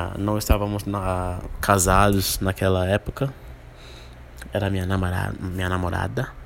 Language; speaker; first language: Portuguese; non-native, fluent; English